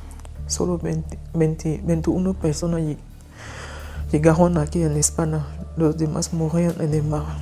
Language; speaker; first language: Spanish; non-native, fluent; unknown